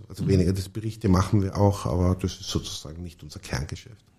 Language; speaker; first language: German; native; German